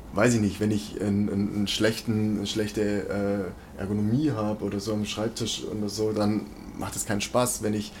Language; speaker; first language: German; native; German